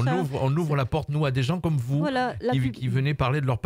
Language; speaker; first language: French; native; French